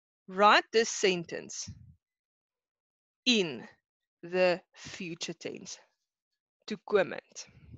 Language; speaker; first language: English; non-native, local second language; Afrikaans